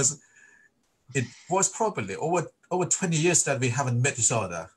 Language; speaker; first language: English; non-native, fluent; Thai